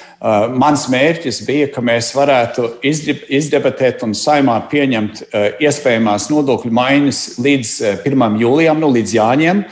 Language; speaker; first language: Latvian; early bilingual, heritage; Latvian